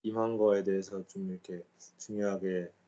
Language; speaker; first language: Korean; native; Korean